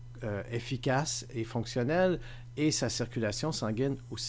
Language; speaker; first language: French; native; French